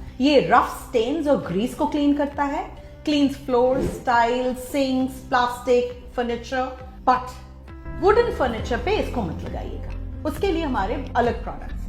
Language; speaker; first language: Hindi; non-native, local second language; Bangla